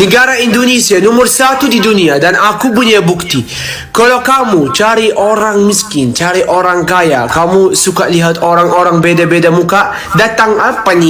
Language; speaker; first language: Indonesian; non-native, fluent; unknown